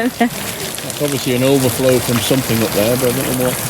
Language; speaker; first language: English; native; English